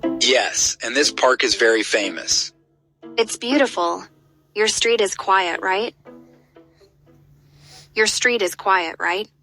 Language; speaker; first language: English; non-native, learner; Turkish